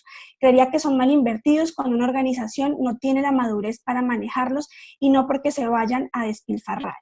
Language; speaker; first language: Spanish; native; Spanish